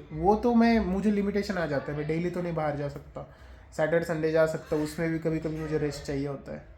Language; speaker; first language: Hindi; non-native, local second language; Marathi